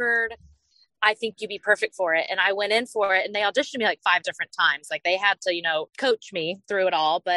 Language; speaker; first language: English; native; English